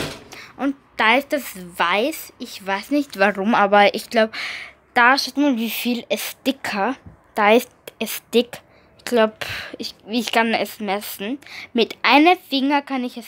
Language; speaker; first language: German; early bilingual, other home language; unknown